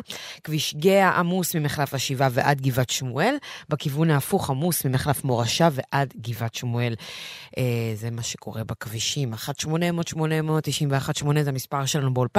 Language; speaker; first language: Hebrew; native; Hebrew